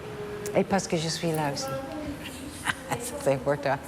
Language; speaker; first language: French; non-native, learner; English